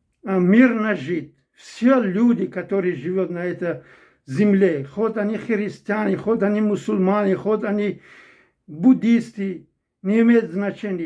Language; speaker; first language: Russian; non-native, fluent; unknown